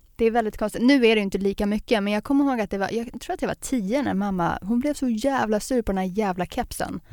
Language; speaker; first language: Swedish; native; Swedish